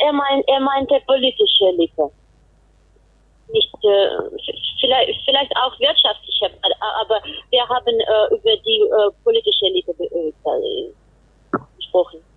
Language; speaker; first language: German; non-native, fluent; Russian